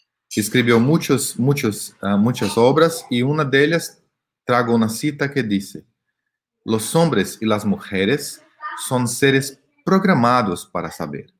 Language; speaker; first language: Spanish; non-native, fluent; Portuguese